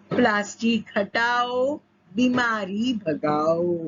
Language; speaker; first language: Hindi; non-native, local second language; Marathi